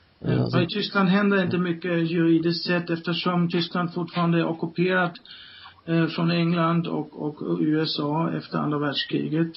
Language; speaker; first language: Swedish; non-native, fluent; German